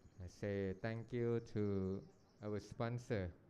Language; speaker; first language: English; non-native, learner; Thai